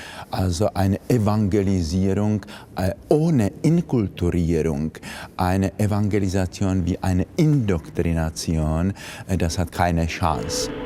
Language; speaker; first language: German; non-native, fluent; Czech